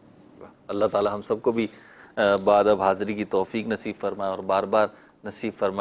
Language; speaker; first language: Urdu; native; Urdu